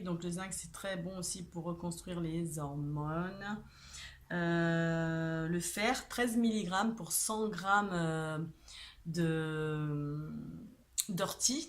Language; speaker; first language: French; native; French